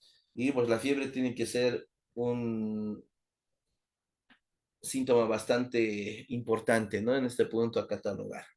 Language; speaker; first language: Spanish; native; Spanish